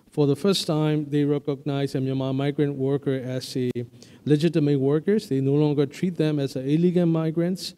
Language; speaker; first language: English; non-native, fluent; Burmese